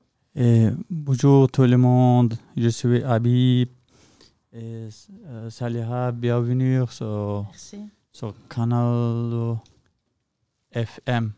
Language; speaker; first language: French; non-native, learner; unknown